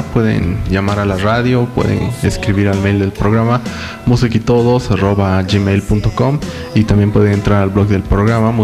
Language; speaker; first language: Spanish; native; Spanish